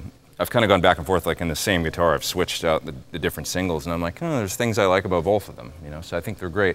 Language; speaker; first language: English; native; English